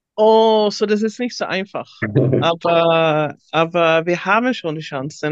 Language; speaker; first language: German; non-native, fluent; Swedish